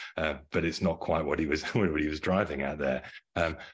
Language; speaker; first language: English; native; English